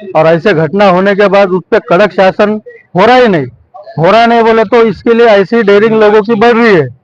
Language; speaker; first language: Hindi; non-native, local second language; Marathi